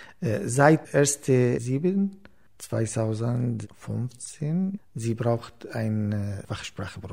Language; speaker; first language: German; non-native, learner; Arabic